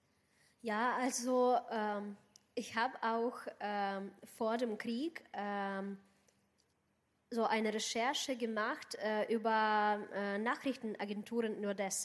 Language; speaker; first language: German; non-native, fluent; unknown